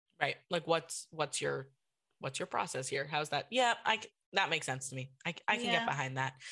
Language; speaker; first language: English; native; English